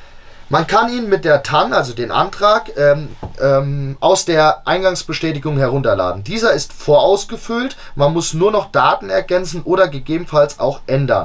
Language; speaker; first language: German; native; German